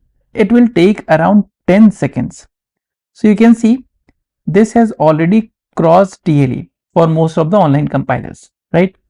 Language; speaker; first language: English; non-native, local second language; Hindi